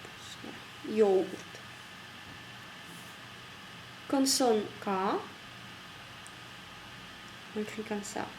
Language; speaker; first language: French; non-native, fluent; Russian